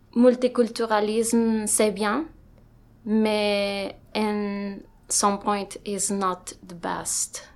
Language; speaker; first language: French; non-native, learner; Spanish